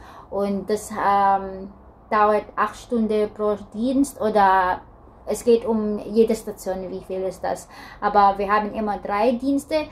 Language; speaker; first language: German; non-native, learner; Filipino